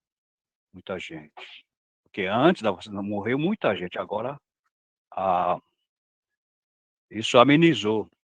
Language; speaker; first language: Portuguese; non-native, local second language; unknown